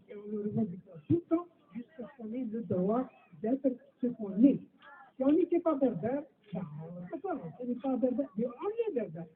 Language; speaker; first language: French; non-native, local second language; Kabyle